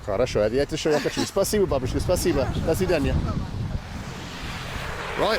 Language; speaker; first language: Russian; non-native, learner; English